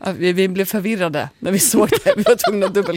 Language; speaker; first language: Swedish; native; Swedish